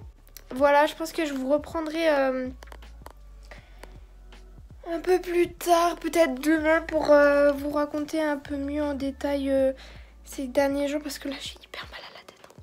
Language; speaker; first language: French; native; French